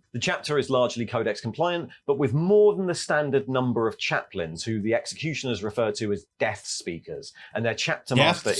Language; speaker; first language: English; native; English